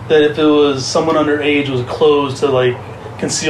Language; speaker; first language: English; native; English